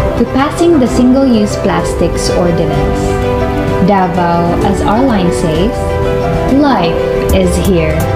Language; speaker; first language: English; non-native, local second language; Cebuano